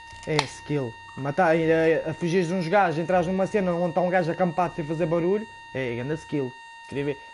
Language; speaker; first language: Portuguese; native; Portuguese